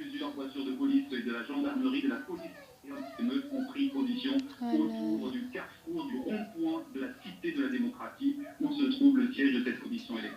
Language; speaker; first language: French; native; French